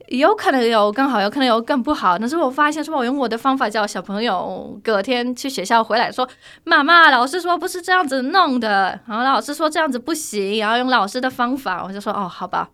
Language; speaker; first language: Chinese; non-native, fluent; Polish